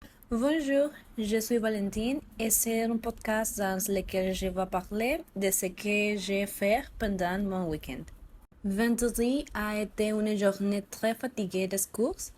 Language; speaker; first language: French; non-native, learner; Spanish